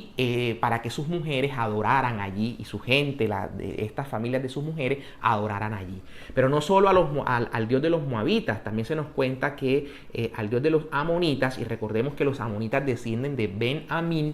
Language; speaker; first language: Spanish; native; Spanish